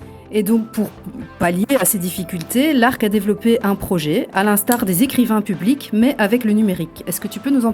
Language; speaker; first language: French; native; French